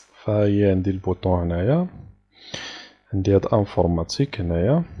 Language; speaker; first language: Arabic; native; Arabic